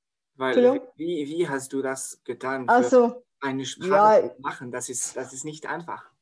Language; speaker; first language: German; non-native, learner; French